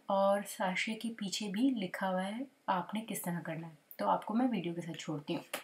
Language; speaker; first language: Urdu; native; Urdu